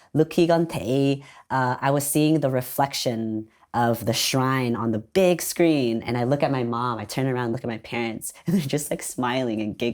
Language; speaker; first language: English; early bilingual, other home language; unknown